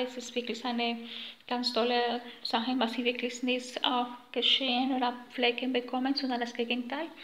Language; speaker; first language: German; non-native, learner; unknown